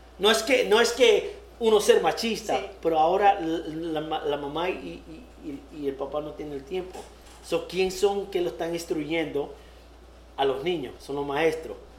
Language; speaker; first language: Spanish; early bilingual, heritage; Spanish